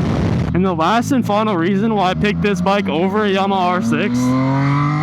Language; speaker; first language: English; native; English